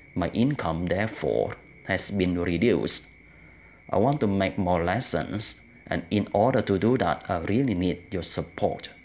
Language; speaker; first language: English; non-native, fluent; Vietnamese